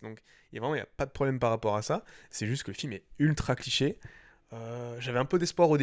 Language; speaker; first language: French; native; French